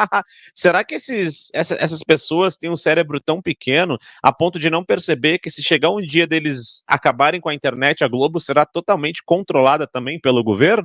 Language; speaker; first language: Portuguese; native; Portuguese